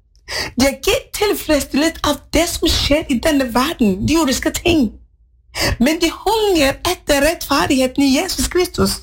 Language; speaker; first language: Swedish; non-native, learner; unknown